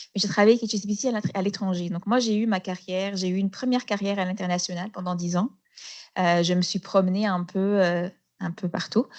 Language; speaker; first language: French; non-native, local second language; Arabic